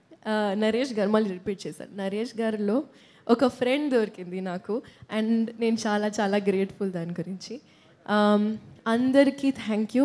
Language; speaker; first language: Telugu; non-native, local second language; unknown